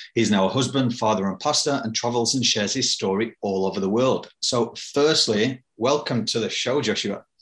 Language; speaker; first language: English; native; English